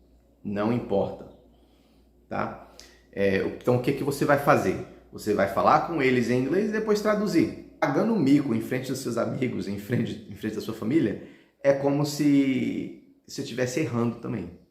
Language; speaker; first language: Portuguese; early bilingual, heritage; Portuguese